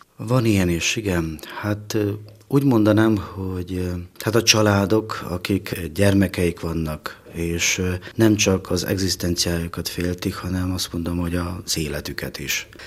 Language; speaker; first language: Hungarian; native; Hungarian